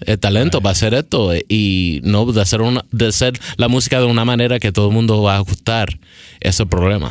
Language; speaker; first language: Spanish; early bilingual, other home language; English